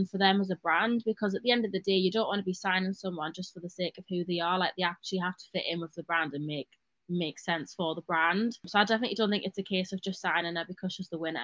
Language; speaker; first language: English; native; English